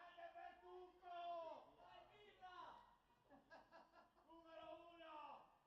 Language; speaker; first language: Italian; native; Italian